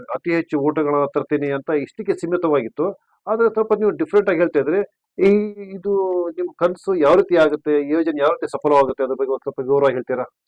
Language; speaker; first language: Kannada; native; Kannada